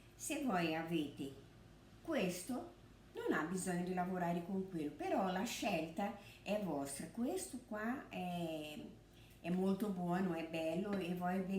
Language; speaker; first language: Italian; non-native, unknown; Portuguese